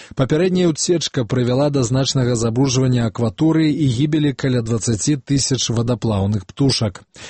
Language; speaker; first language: Belarusian; native; Belarusian